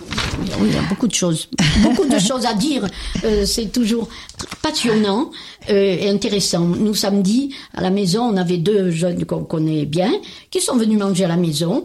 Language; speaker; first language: French; native; French